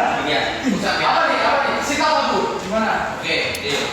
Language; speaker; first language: Indonesian; native; Indonesian